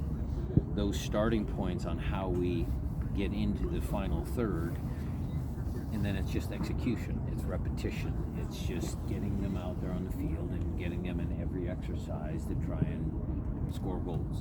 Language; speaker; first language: English; native; English